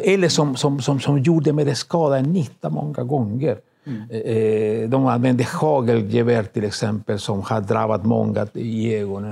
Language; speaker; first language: Swedish; non-native, fluent; Spanish